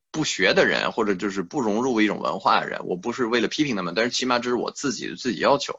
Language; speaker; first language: Chinese; non-native, fluent; French